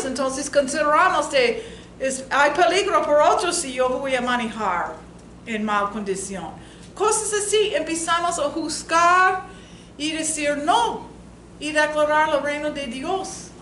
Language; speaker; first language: Spanish; non-native, learner; English